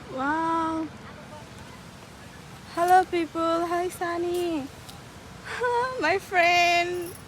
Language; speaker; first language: English; non-native, learner; Nepali